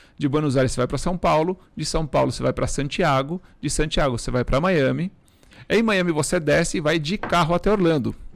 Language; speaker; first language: Portuguese; early bilingual, other home language; Spanish